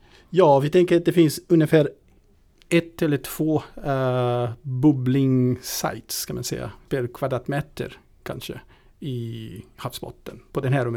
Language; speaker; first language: Swedish; non-native, fluent; Portuguese